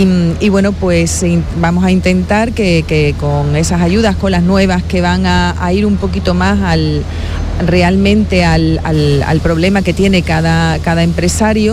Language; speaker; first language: Spanish; native; Spanish